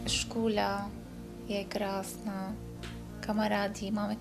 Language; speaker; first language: Czech; non-native, learner; Arabic